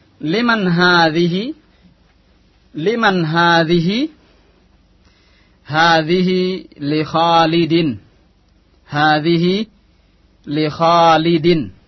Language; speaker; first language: Arabic; non-native, fluent; Indonesian